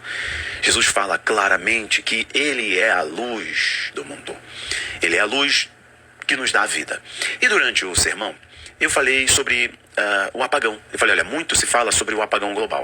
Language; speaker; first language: Portuguese; native; Portuguese